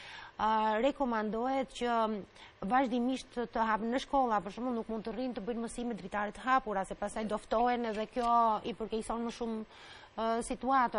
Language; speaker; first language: Albanian; native; Albanian